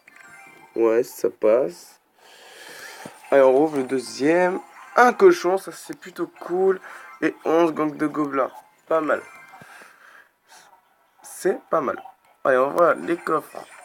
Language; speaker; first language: French; native; French